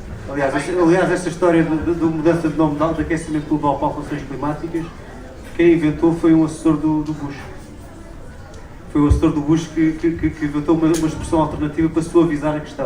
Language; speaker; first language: Portuguese; native; Portuguese